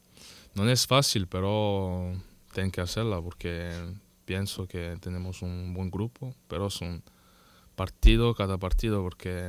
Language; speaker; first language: Spanish; non-native, learner; French